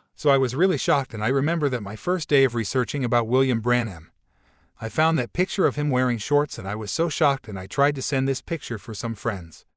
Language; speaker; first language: English; non-native, fluent; Portuguese